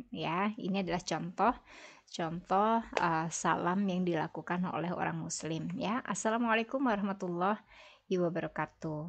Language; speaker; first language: Indonesian; native; Indonesian